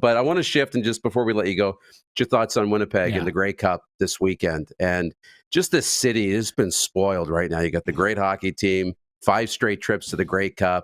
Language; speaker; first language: English; native; English